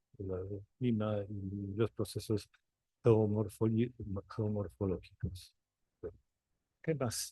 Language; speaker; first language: Spanish; non-native, fluent; Polish